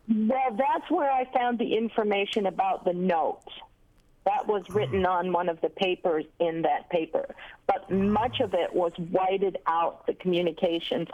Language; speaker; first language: English; native; English